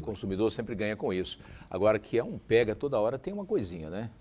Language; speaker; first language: Portuguese; native; Portuguese